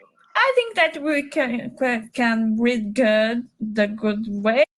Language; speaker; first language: English; non-native, learner; Portuguese